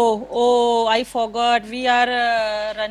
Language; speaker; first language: English; non-native, learner; Hindi